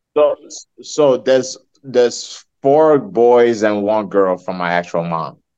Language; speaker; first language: English; early bilingual, other home language; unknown